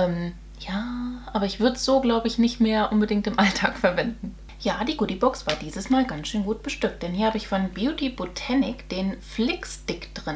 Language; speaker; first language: German; native; German